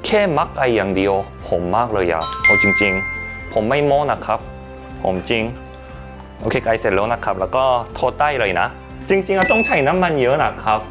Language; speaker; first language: Thai; non-native, fluent; Korean